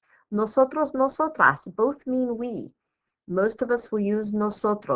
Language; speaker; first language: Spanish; non-native, fluent; English